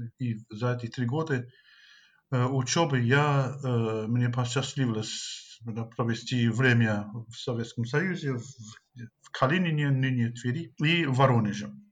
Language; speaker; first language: Russian; non-native, fluent; English